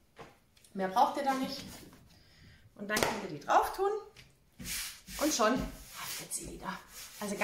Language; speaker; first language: German; native; German